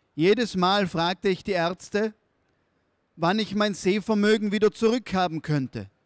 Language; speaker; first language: German; native; German